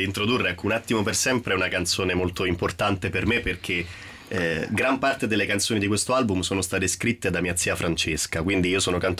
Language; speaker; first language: Italian; native; Italian